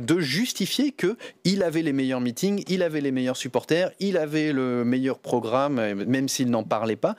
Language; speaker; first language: French; native; French